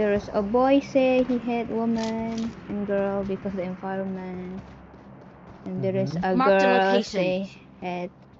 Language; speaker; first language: English; non-native, learner; Indonesian